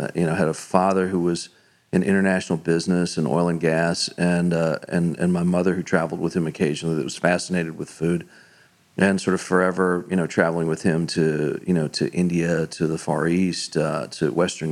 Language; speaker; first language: English; native; English